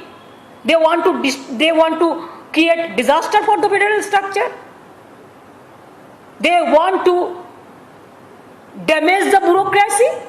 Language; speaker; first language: English; non-native, local second language; Bangla